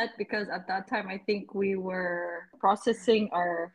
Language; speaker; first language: English; non-native, local second language; Cebuano